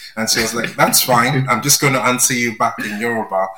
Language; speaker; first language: English; non-native, local second language; Yoruba